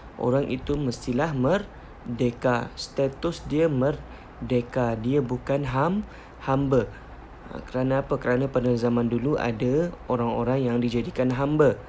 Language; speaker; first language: Malay; native; Malay